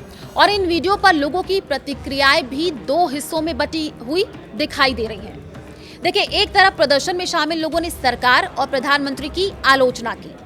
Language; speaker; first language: Hindi; native; Hindi